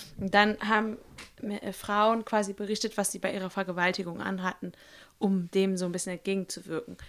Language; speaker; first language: German; native; German